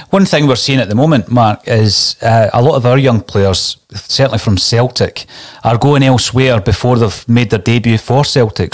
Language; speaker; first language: English; native; English